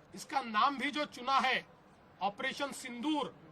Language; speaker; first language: Hindi; non-native, local second language; Marathi